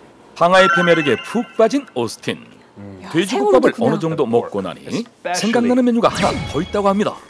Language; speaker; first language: Korean; native; Korean